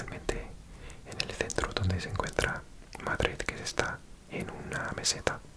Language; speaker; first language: Spanish; non-native, fluent; English